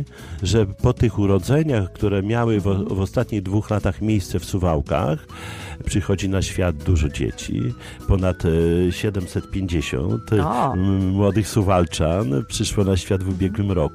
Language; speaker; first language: Polish; native; Polish